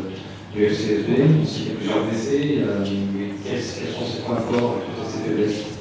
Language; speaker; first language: French; native; French